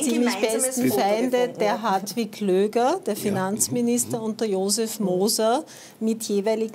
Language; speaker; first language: German; native; German